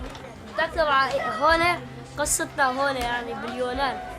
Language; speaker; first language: Arabic; native; Arabic